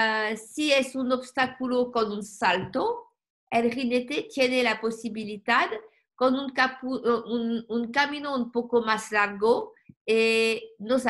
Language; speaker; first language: Spanish; non-native, learner; French